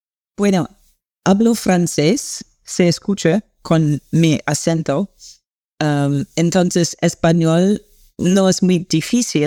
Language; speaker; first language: Spanish; non-native, learner; English